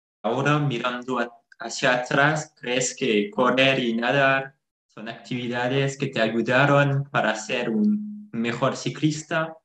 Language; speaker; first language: Spanish; non-native, fluent; French